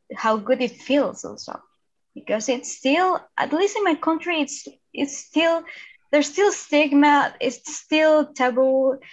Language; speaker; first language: English; non-native, fluent; Spanish